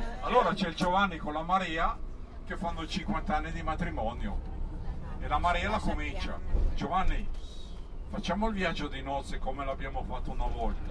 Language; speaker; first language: Italian; native; Italian